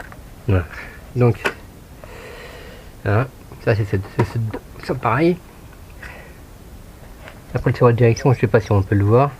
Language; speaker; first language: French; native; French